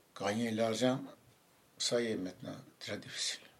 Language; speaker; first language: French; non-native, learner; Arabic